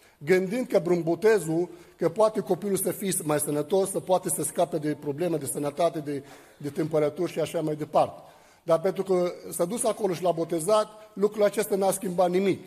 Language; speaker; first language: Romanian; non-native, fluent; Arabic